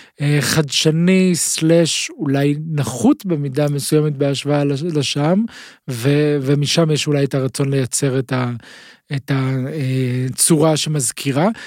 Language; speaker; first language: Hebrew; native; Hebrew